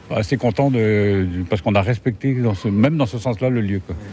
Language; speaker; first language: French; native; French